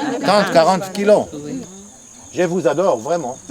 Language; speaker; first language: French; non-native, learner; Hebrew